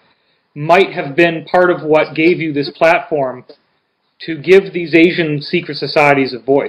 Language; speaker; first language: English; native; English